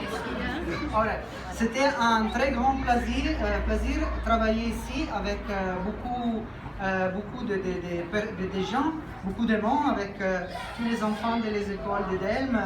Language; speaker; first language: French; non-native, learner; Italian